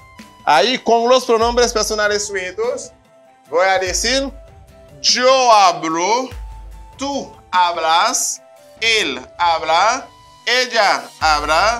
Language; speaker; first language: Spanish; non-native, fluent; Haitian Creole